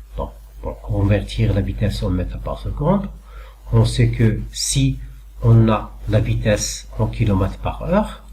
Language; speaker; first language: French; non-native, local second language; Arabic